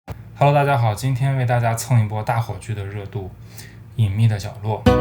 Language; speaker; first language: Chinese; native; Chinese